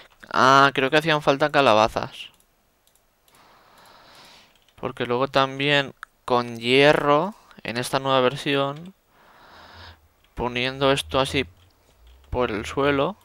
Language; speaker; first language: Spanish; native; Spanish